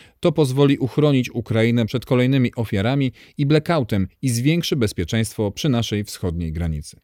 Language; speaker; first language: Polish; native; Polish